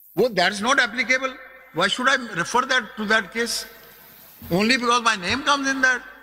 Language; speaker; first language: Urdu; non-native, local second language; Punjabi